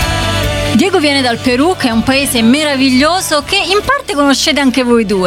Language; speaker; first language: Italian; native; Italian